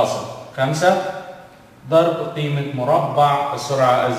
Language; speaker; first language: Arabic; native; Arabic